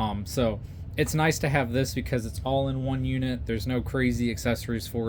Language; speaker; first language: English; native; English